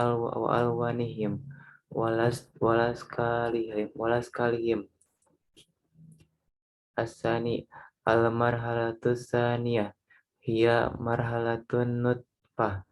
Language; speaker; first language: Arabic; non-native, learner; Indonesian